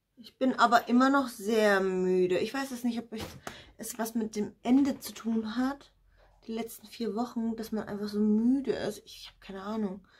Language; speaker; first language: German; non-native, fluent; Russian